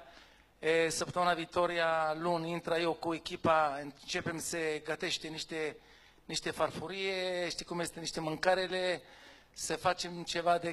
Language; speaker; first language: Romanian; non-native, fluent; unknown